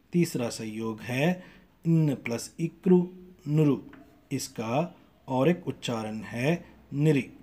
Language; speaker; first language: Hindi; non-native, local second language; Tamil